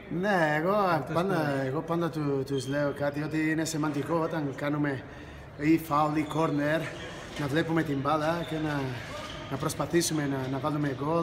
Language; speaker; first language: Greek; non-native, fluent; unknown